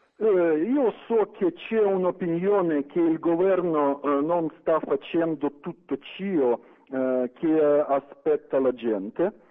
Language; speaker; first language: Italian; non-native, fluent; Ukrainian